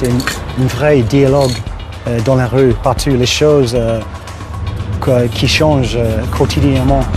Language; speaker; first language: French; non-native, fluent; English